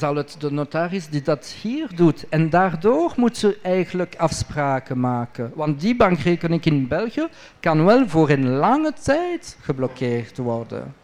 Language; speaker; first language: Dutch; non-native, local second language; French